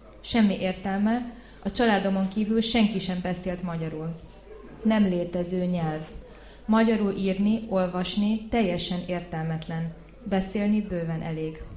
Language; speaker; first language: Hungarian; early bilingual, heritage; Hungarian